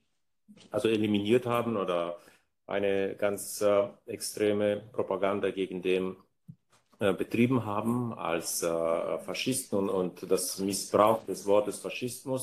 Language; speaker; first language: German; non-native, fluent; Bulgarian